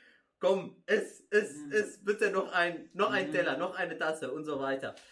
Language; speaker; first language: German; non-native, fluent; Arabic